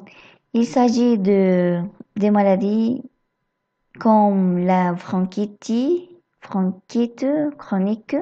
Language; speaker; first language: French; non-native, learner; Spanish